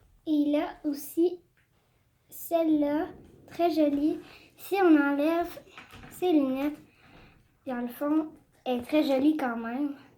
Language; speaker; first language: French; native; French